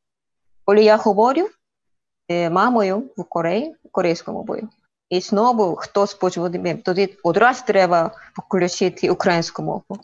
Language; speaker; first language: Ukrainian; non-native, learner; Korean